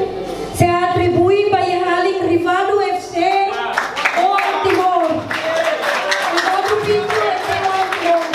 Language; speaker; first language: Portuguese; non-native, learner; Tetum